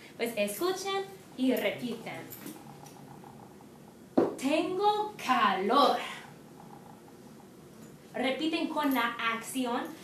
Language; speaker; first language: Spanish; non-native, fluent; English